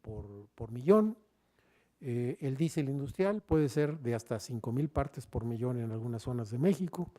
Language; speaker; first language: Spanish; native; Spanish